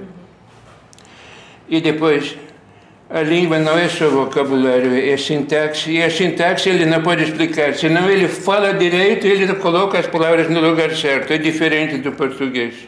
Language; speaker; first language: Portuguese; non-native, fluent; Lithuanian